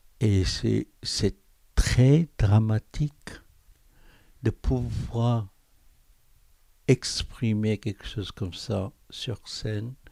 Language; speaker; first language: French; non-native, fluent; Korean